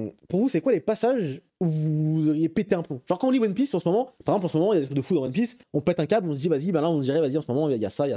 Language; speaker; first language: French; native; French